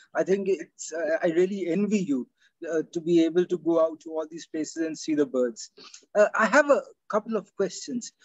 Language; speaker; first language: English; non-native, local second language; Hindi